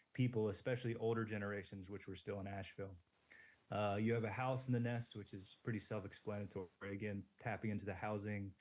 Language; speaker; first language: English; native; English